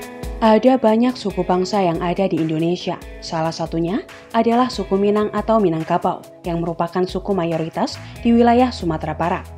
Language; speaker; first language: Indonesian; native; Indonesian